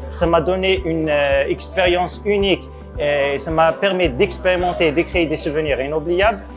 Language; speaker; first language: French; non-native, local second language; Arabic